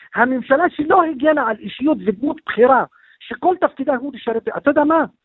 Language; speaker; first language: Hebrew; non-native, local second language; Arabic